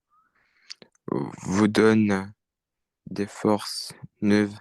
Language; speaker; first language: French; non-native, learner; Russian